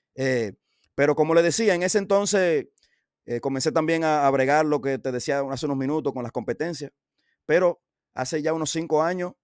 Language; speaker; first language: Spanish; native; Spanish